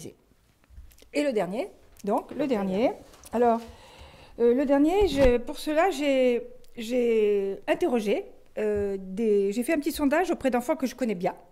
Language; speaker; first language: French; native; French